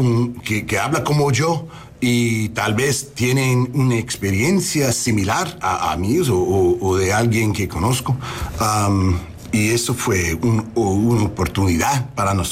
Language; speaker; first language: Spanish; early bilingual, heritage; English